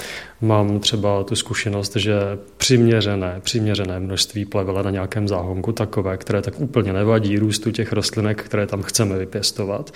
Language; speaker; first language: Czech; native; Czech